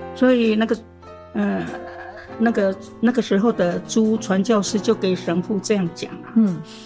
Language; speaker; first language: Chinese; non-native, local second language; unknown